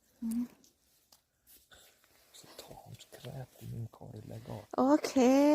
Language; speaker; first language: Swedish; non-native, learner; Thai